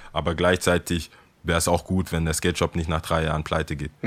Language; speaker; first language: German; early bilingual, other home language; Akan